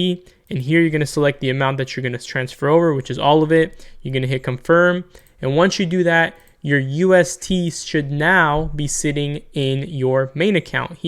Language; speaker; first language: English; native; English